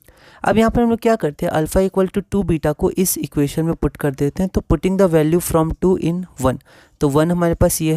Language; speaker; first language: Hindi; native; Hindi